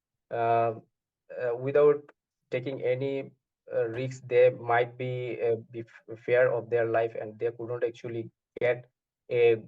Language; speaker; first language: English; non-native, learner; Bangla